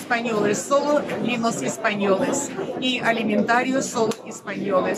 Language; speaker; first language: Spanish; non-native, learner; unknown